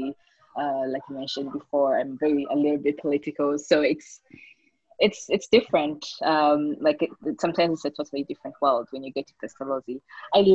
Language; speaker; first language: English; non-native, local second language; Ganda